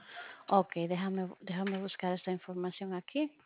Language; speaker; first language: Spanish; early bilingual, heritage; Spanish